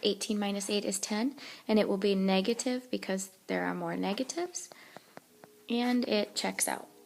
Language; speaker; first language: English; native; English